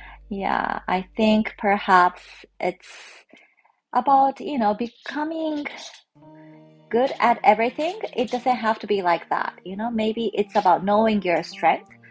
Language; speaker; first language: English; non-native, fluent; Japanese